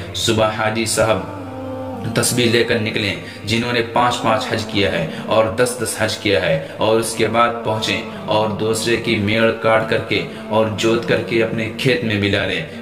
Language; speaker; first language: Urdu; native; Urdu